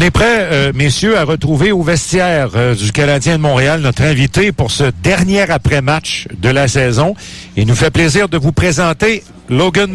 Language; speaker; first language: French; native; French